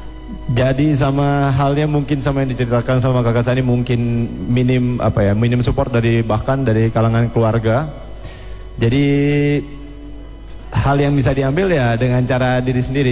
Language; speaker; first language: Indonesian; native; Indonesian